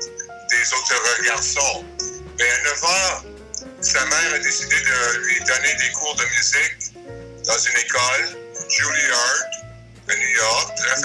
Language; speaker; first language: French; early bilingual, other home language; English